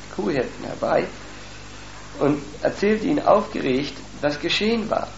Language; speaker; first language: German; native; German